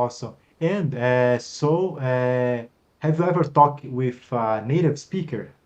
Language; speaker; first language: English; non-native, fluent; Portuguese